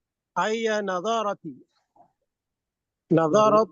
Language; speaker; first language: Arabic; non-native, learner; Indonesian